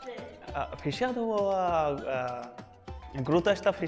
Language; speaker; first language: Portuguese; non-native, learner; Bangla